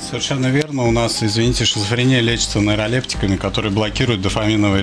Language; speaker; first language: Russian; native; Russian